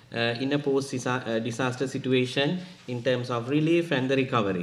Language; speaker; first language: English; non-native, local second language; Sinhala